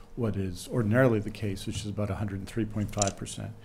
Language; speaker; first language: English; native; English